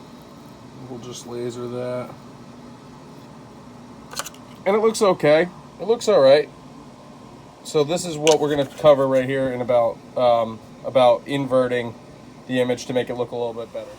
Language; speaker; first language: English; native; English